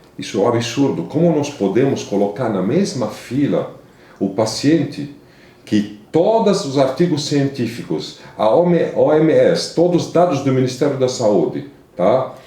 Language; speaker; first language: Portuguese; non-native, fluent; Arabic